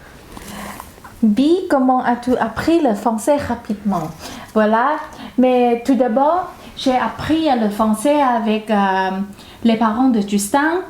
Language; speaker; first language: French; non-native, learner; Thai